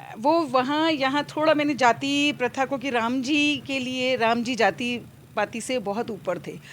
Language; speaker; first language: Hindi; native; Hindi